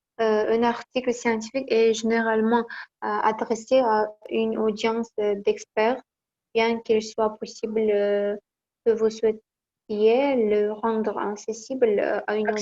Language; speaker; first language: French; non-native, learner; Kazakh